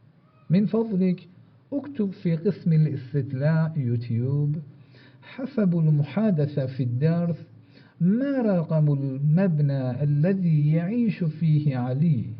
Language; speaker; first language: Arabic; non-native, fluent; Persian